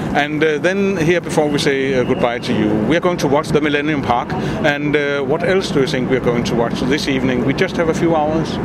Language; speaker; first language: English; non-native, fluent; Danish